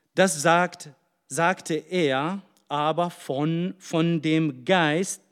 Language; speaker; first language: German; non-native, fluent; Arabic